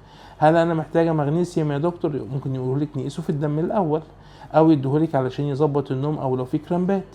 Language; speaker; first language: Arabic; native; Arabic